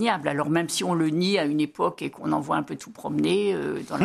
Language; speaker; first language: French; native; French